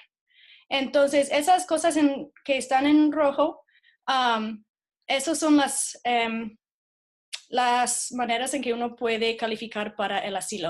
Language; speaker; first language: Spanish; non-native, fluent; English